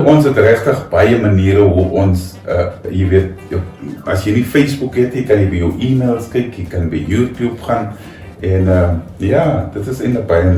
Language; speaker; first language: Afrikaans; native; Afrikaans